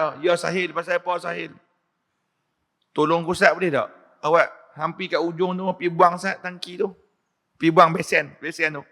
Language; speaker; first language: Malay; native; Malay